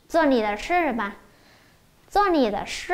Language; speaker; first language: Chinese; non-native, fluent; Vietnamese